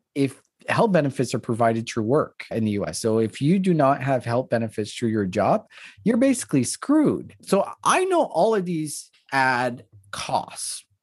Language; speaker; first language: English; non-native, fluent; French